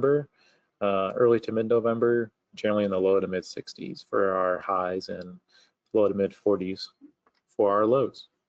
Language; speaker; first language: English; native; English